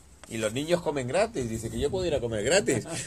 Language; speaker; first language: Spanish; native; Spanish